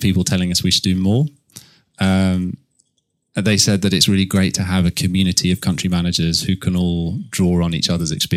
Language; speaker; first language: English; native; English